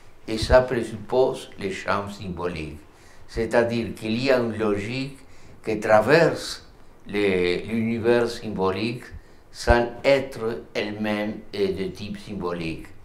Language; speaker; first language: French; non-native, fluent; Spanish